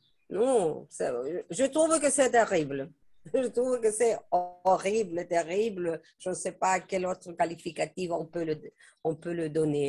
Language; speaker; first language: French; non-native, fluent; Spanish